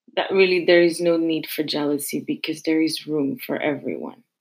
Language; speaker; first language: English; non-native, fluent; French